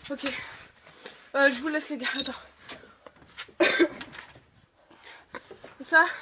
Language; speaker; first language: French; native; French